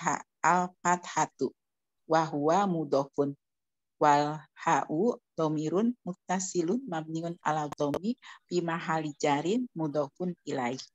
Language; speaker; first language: Arabic; non-native, learner; Indonesian